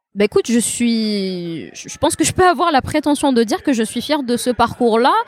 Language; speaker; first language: French; non-native, local second language; Kabyle